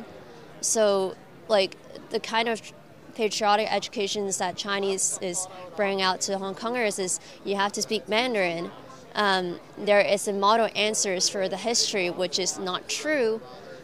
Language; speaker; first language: English; non-native, local second language; Cantonese